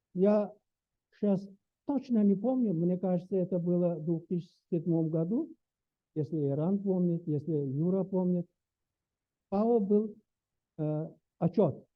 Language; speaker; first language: Russian; native; Russian